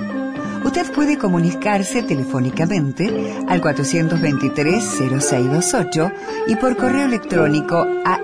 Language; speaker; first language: Spanish; native; Spanish